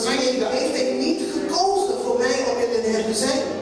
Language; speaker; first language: Dutch; non-native, local second language; Papiamento